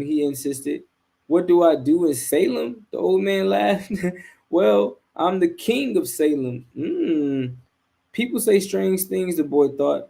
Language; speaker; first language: English; native; English